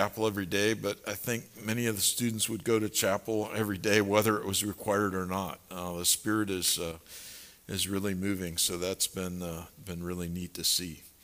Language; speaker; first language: English; native; English